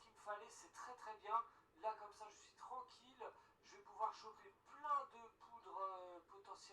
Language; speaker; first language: French; native; French